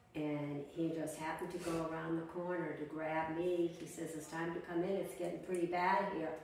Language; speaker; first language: English; native; English